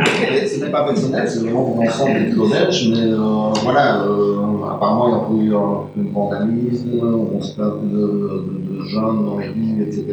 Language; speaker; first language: French; native; French